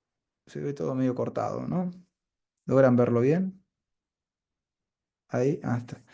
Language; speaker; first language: Spanish; native; Spanish